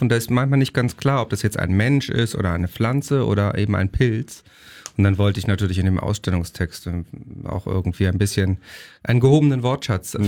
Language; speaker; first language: German; native; German